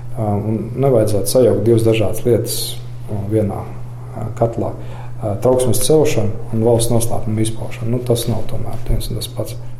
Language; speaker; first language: Latvian; native; Latvian